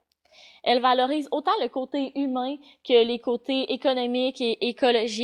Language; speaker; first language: French; native; French